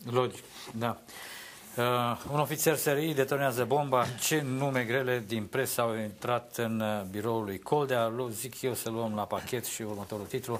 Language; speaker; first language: Romanian; native; Romanian